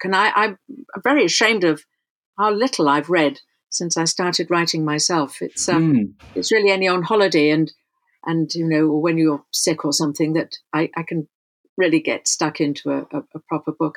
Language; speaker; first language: English; native; English